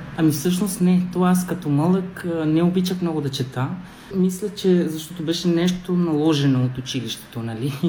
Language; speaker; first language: Bulgarian; non-native, fluent; Spanish